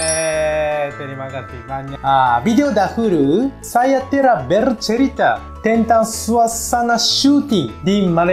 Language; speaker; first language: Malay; non-native, learner; Japanese